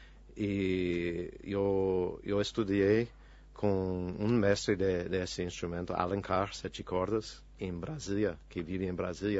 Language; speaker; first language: Spanish; non-native, fluent; English